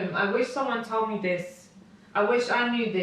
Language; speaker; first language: English; native; English